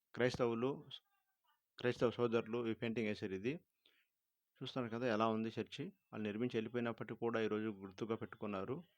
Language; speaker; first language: Telugu; non-native, local second language; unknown